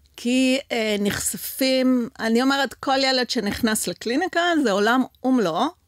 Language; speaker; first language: Hebrew; early bilingual, other home language; French